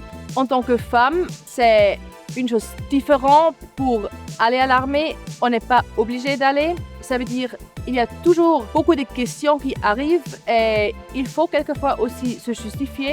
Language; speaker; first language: French; non-native, local second language; German